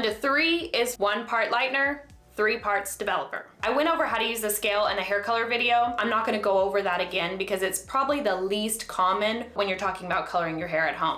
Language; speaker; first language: English; native; English